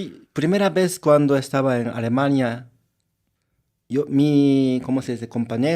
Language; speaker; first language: Spanish; non-native, learner; Japanese